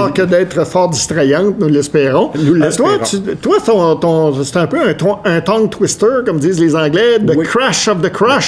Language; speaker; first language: French; native; French